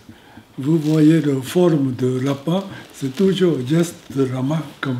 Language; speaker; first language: French; non-native, fluent; Japanese